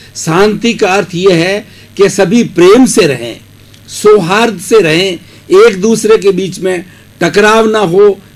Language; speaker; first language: Hindi; native; Hindi